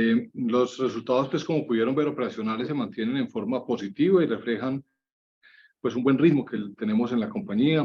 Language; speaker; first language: Spanish; native; Spanish